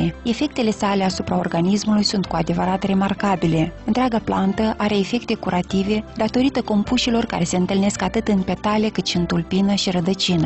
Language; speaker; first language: Romanian; native; Romanian